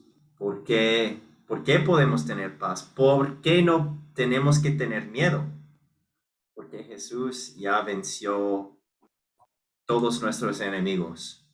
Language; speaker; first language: Spanish; non-native, fluent; English